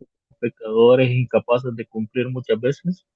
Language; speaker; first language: Spanish; native; Spanish